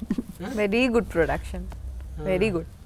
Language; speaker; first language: Telugu; non-native, learner; Bangla